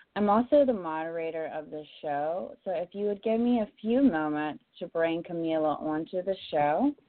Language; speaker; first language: English; native; English